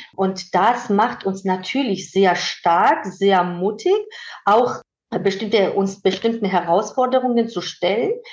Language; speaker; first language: German; non-native, fluent; Georgian